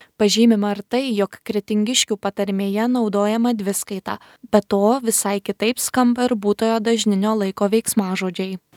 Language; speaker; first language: Lithuanian; native; Lithuanian